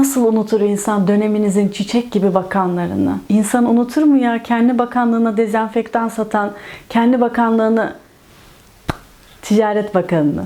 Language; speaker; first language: Turkish; native; Turkish